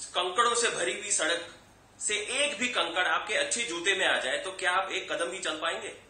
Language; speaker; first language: Hindi; native; Hindi